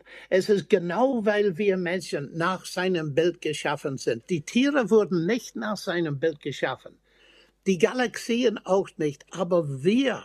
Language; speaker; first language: German; non-native, fluent; English